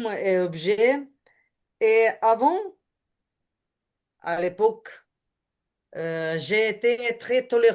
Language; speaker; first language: French; non-native, learner; Ukrainian